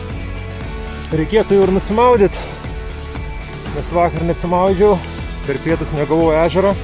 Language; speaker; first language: Lithuanian; native; Lithuanian